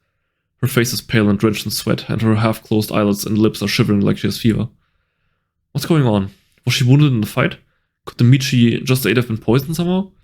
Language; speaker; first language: English; native; English